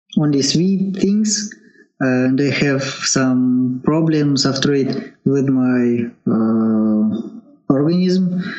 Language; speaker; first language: English; non-native, learner; Russian